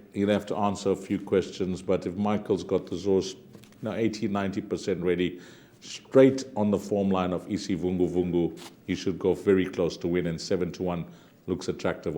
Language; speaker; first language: English; native; English